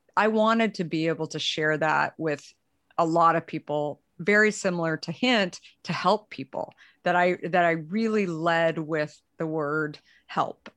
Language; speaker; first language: English; native; English